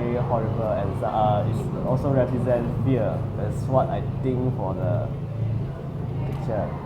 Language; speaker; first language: English; non-native, learner; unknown